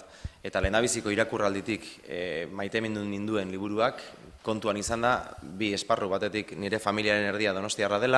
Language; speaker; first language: Basque; native; Basque